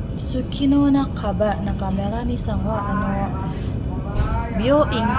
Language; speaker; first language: Japanese; non-native, learner; Indonesian